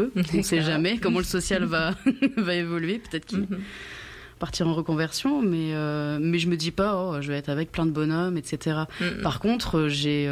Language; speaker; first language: French; native; French